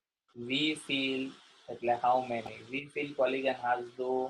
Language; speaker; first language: German; non-native, learner; Gujarati